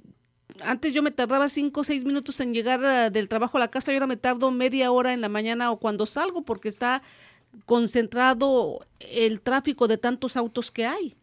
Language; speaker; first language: Spanish; native; Spanish